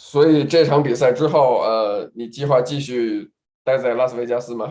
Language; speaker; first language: Chinese; native; Chinese